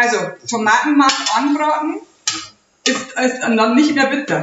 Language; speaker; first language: German; native; German